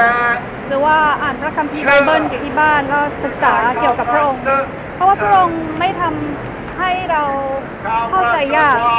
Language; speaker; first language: Thai; native; Thai